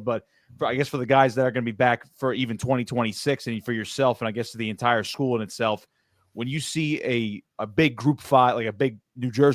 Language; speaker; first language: English; native; English